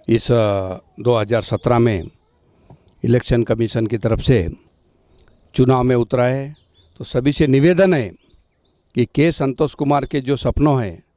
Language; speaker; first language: Hindi; non-native, local second language; Lambadi